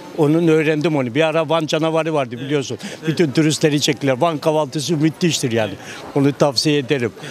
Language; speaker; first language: Turkish; native; Turkish